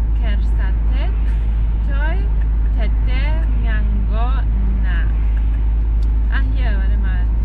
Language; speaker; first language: Sundanese; non-native, learner; German